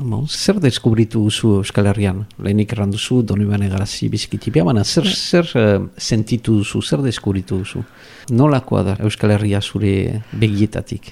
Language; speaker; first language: Basque; native; Basque